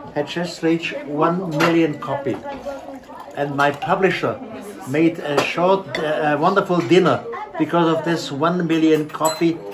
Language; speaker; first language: English; non-native, fluent; German